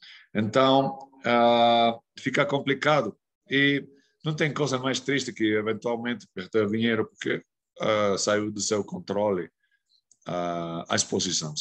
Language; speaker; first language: Portuguese; non-native, fluent; Spanish